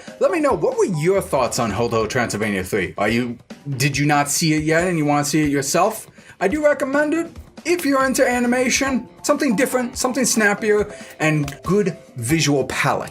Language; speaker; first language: English; native; English